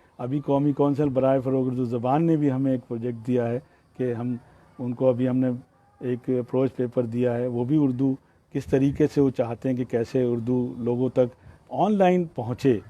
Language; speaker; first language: Urdu; native; Urdu